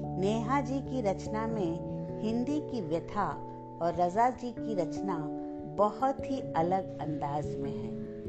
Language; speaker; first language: Hindi; non-native, local second language; Kannada